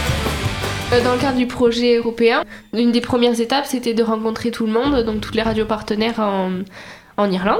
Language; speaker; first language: French; native; French